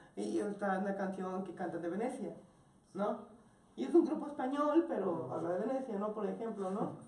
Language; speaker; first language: Spanish; native; Spanish